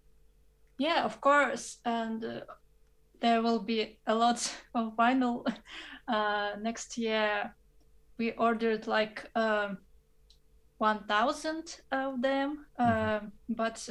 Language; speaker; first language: English; non-native, fluent; Russian